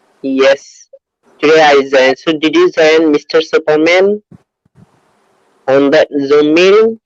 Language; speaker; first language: English; non-native, learner; Bangla